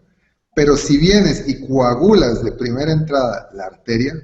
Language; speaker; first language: Spanish; native; Spanish